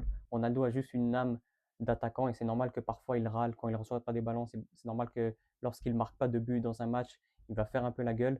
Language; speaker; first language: French; native; French